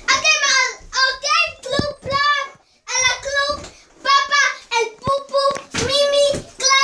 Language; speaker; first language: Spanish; early bilingual, heritage; Spanish